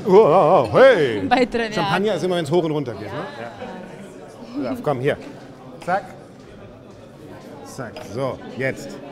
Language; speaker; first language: German; native; German